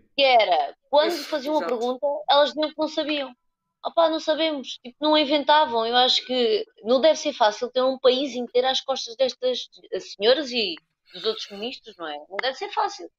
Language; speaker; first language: Portuguese; native; Portuguese